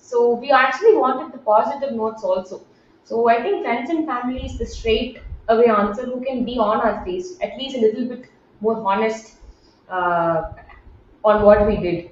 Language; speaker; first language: English; non-native, local second language; Tamil